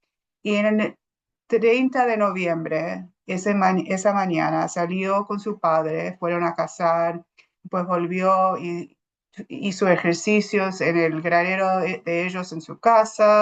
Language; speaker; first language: Spanish; non-native, fluent; English